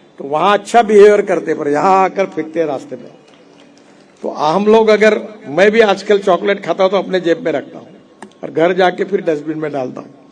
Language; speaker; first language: Hindi; non-native, local second language; Marathi